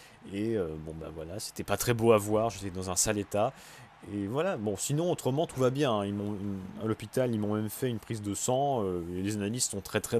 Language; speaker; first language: French; native; French